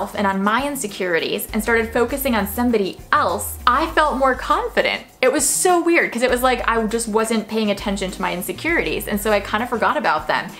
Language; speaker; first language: English; native; English